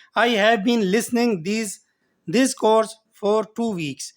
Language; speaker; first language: English; non-native, local second language; Urdu